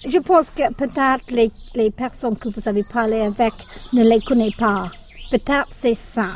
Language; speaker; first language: French; non-native, fluent; English